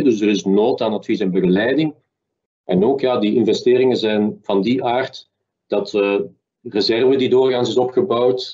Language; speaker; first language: Dutch; native; Dutch